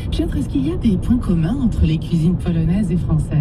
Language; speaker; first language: French; native; French